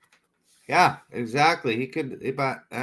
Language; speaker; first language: English; native; English